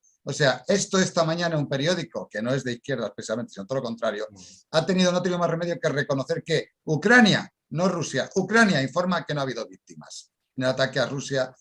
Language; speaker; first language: Spanish; native; Spanish